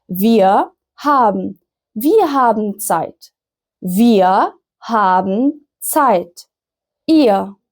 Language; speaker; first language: German; non-native, fluent; Arabic